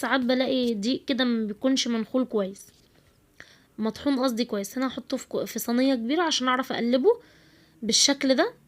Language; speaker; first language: Arabic; native; Arabic